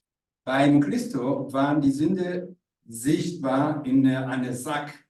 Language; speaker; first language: German; non-native, fluent; Rundi